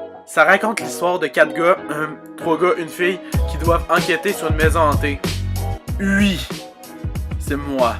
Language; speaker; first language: French; native; French